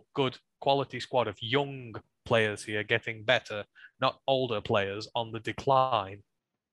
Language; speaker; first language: English; native; English